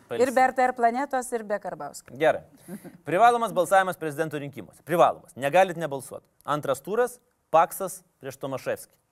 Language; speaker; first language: Lithuanian; native; Lithuanian